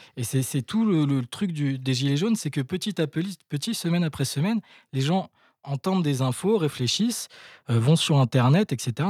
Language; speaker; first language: French; native; French